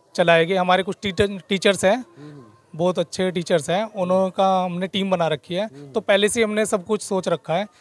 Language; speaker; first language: Hindi; native; Hindi